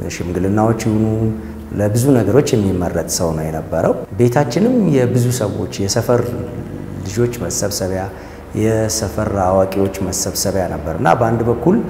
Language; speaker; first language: Amharic; native; Amharic